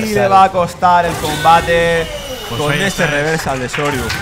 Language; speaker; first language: Spanish; native; Spanish